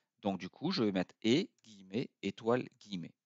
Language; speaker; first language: French; native; French